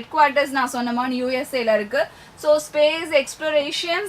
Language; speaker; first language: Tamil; native; Tamil